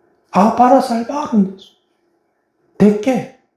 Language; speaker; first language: Spanish; non-native, fluent; Korean